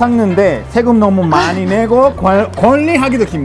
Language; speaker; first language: Korean; non-native, fluent; Spanish